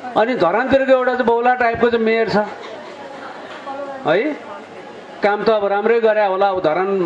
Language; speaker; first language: Nepali; native; Nepali